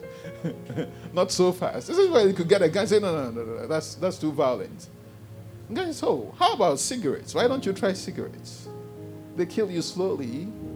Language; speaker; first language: English; non-native, local second language; Akan